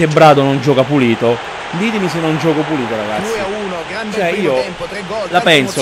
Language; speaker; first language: Italian; native; Italian